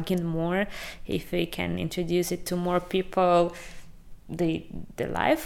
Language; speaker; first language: English; non-native, fluent; Ukrainian